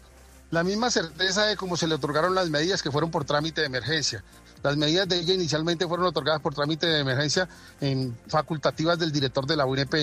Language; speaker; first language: Spanish; native; Spanish